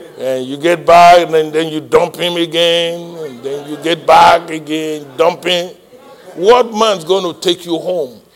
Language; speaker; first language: English; non-native, local second language; Yoruba